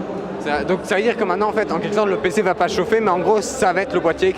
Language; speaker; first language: French; native; French